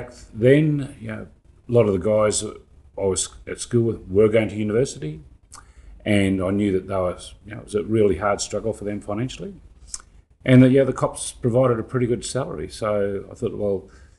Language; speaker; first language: English; native; English